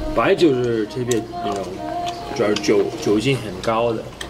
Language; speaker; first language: Chinese; non-native, fluent; Mongolian